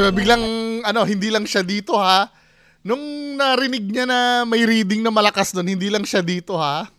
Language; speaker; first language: Filipino; native; Filipino